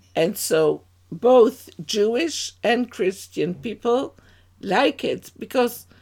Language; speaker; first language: English; non-native, fluent; Dutch